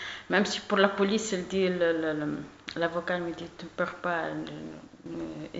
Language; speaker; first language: French; non-native, learner; Arabic